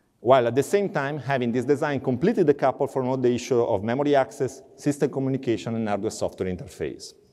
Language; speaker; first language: English; non-native, fluent; Italian